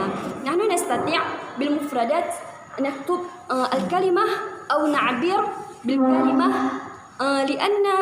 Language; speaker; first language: Arabic; non-native, learner; Indonesian